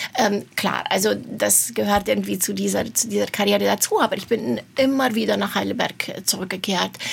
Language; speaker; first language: German; non-native, fluent; Romanian